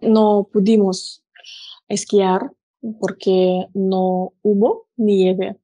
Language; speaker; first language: Spanish; non-native, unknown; Russian